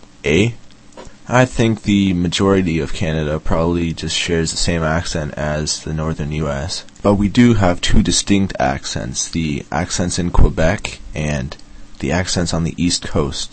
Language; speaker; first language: English; native; English